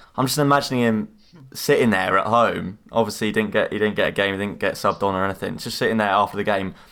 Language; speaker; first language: English; native; English